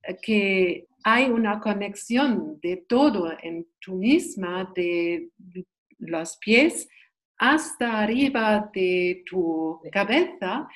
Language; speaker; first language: Spanish; non-native, learner; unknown